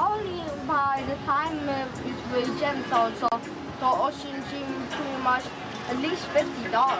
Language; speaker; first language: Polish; early bilingual, heritage; Polish